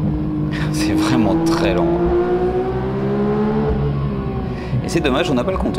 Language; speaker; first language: French; native; French